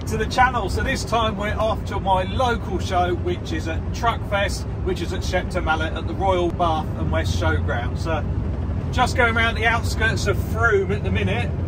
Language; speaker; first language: English; native; English